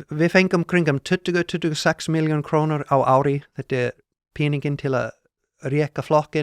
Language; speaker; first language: Icelandic; non-native, learner; English